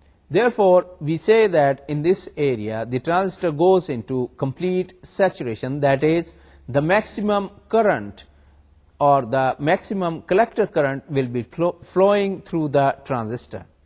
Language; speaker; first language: English; non-native, local second language; Urdu